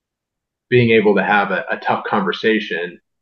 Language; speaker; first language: English; native; English